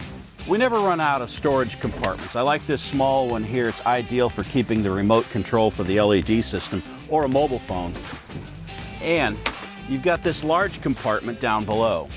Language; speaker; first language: English; native; English